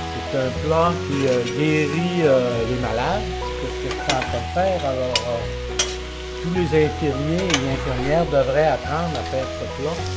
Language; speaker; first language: French; non-native, fluent; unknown